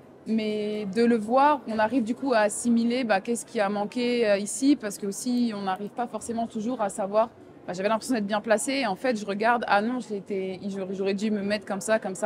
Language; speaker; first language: French; native; French